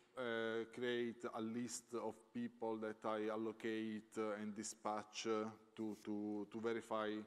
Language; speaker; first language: English; non-native, fluent; Italian